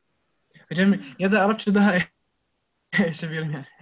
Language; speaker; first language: Turkish; non-native, learner; Arabic